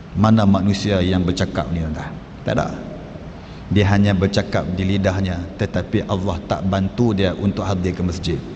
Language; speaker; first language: Malay; native; Malay